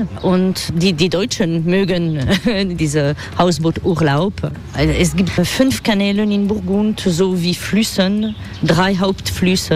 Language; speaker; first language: German; non-native, learner; French